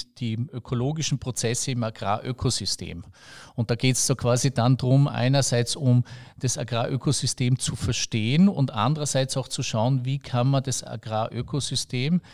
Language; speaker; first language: German; native; German